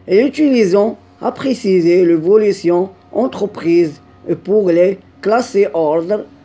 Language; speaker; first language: French; non-native, local second language; Arabic